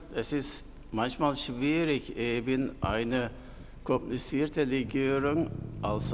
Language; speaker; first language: German; non-native, fluent; Turkish